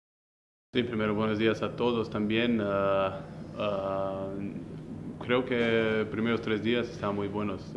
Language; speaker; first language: Spanish; non-native, fluent; Slovenian